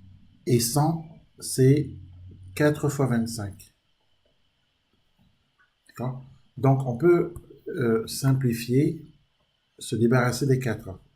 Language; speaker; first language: French; native; French